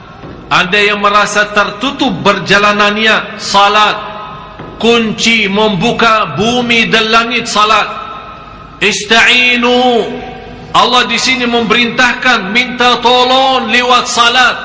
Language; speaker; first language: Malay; non-native, fluent; Arabic